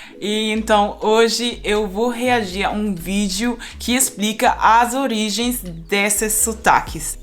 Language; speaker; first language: Portuguese; non-native, fluent; Spanish